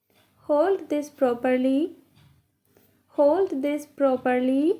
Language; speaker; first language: English; non-native, local second language; Hindi